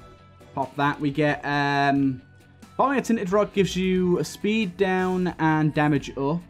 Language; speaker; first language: English; native; English